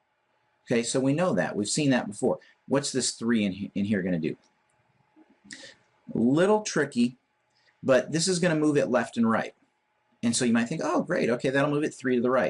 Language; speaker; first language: English; native; English